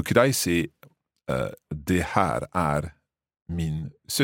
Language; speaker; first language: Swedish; non-native, learner; English